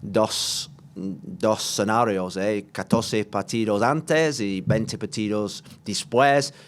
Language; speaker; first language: Spanish; non-native, learner; English